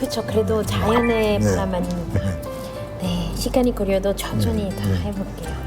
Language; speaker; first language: Korean; non-native, fluent; French